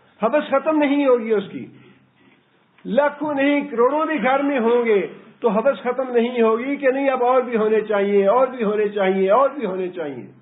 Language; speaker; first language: Urdu; non-native, local second language; Punjabi